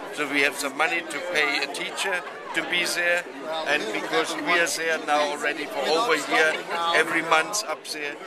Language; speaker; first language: English; non-native, fluent; German